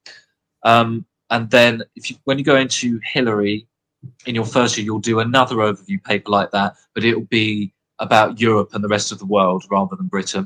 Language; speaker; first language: English; native; English